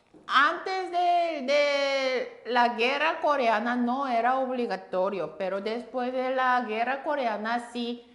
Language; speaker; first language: Spanish; non-native, fluent; Korean